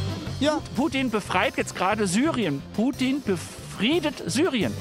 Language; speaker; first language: German; native; German